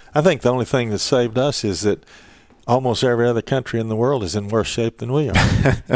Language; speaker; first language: English; native; English